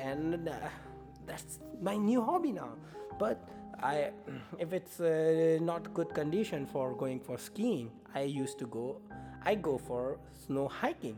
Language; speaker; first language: English; non-native, local second language; Hindi